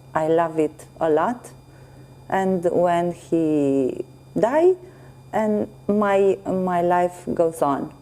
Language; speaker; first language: English; non-native, learner; Romanian